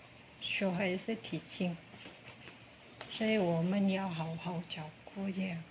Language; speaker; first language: Chinese; non-native, learner; Indonesian